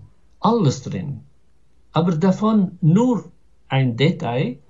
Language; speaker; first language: German; non-native, fluent; Arabic